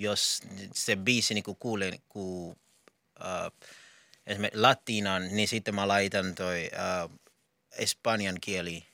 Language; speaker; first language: Finnish; non-native, learner; Rundi